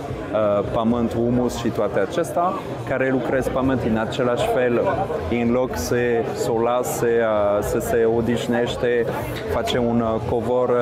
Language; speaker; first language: Romanian; non-native, fluent; French